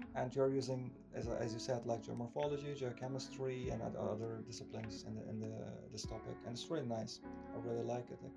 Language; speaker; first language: English; non-native, fluent; Turkish